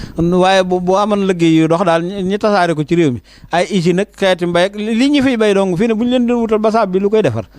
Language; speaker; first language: Wolof; native; Wolof